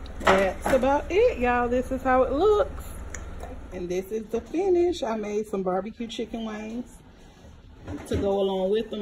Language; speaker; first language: English; native; English